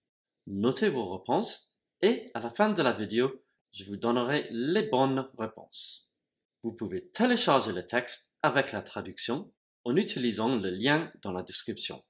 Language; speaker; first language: French; non-native, fluent; English